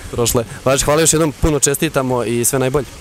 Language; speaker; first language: Serbian; native; Serbian